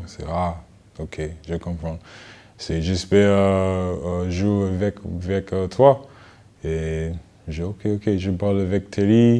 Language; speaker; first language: French; non-native, learner; English